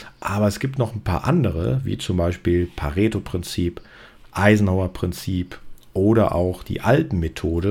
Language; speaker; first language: German; native; German